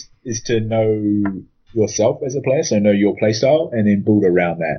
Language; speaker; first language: English; native; English